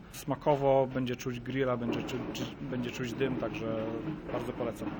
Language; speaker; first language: Polish; native; Polish